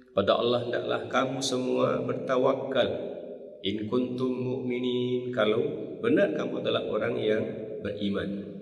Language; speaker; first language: Malay; non-native, local second language; Minangkabau